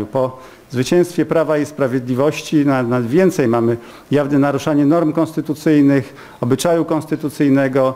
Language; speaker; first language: Polish; native; Polish